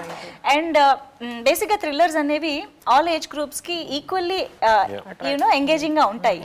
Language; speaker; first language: Telugu; native; Telugu